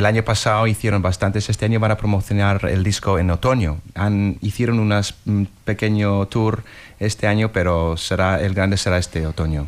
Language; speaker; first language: Spanish; native; Spanish